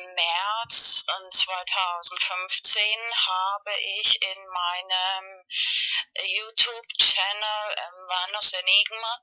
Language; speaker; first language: German; non-native, fluent; Spanish